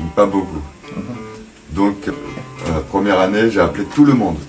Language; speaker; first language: French; native; French